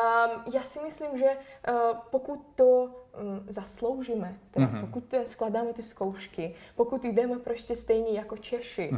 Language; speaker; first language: Czech; non-native, fluent; Russian